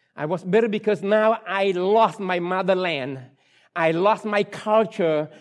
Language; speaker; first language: English; non-native, fluent; Khmer